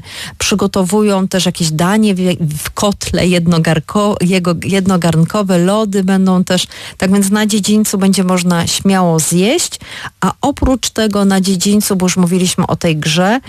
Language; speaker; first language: Polish; native; Polish